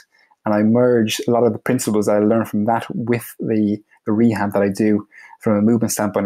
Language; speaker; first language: English; native; English